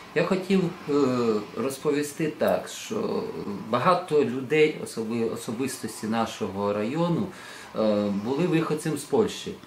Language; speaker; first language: Ukrainian; native; Ukrainian